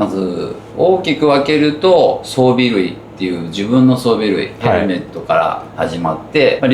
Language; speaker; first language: Japanese; native; Japanese